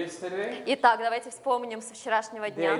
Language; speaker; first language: Russian; native; Russian